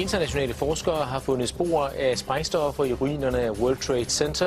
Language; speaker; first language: Danish; native; Danish